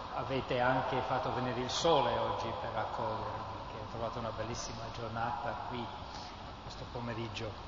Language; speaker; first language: Italian; non-native, fluent; English